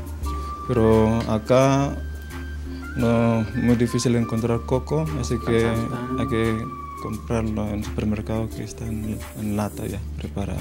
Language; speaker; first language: Spanish; non-native, fluent; Indonesian